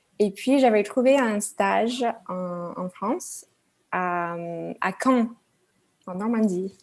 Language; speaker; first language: French; non-native, fluent; English